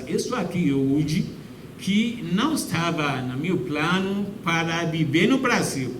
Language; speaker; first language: Portuguese; non-native, fluent; Yoruba